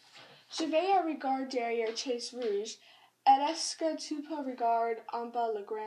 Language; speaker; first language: French; non-native, learner; English